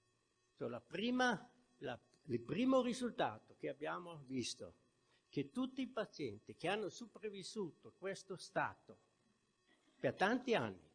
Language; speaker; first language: Italian; non-native, fluent; German